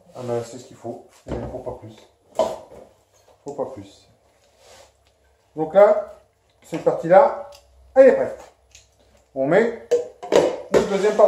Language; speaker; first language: French; native; French